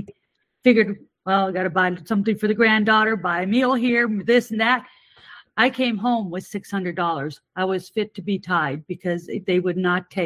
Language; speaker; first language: English; native; English